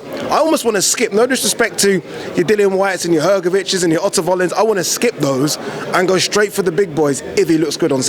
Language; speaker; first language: English; native; English